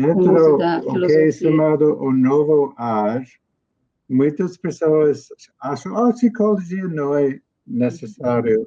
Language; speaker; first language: Portuguese; non-native, learner; English